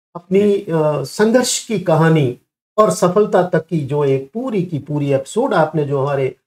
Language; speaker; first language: Hindi; native; Hindi